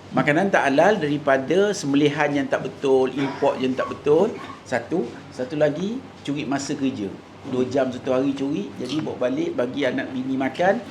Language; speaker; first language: Malay; native; Malay